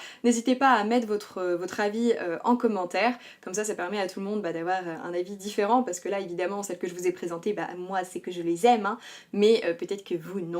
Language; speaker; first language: French; native; French